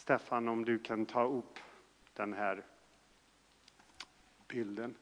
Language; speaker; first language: Swedish; non-native, fluent; English